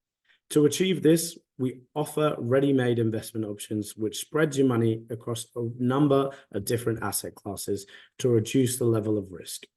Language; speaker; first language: English; native; English